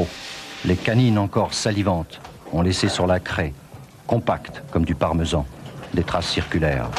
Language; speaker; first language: French; native; French